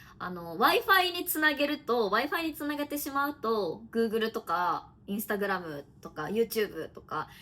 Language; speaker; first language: Japanese; native; Japanese